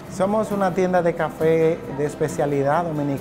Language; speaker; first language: Spanish; native; Spanish